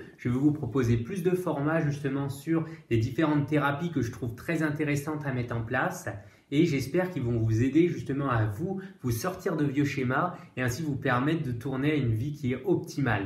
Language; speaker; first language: French; native; French